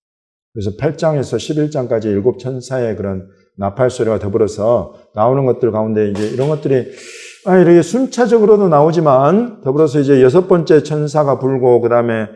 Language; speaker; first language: Korean; native; Korean